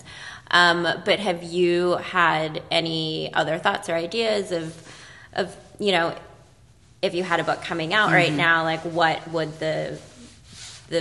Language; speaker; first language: English; non-native, local second language; Filipino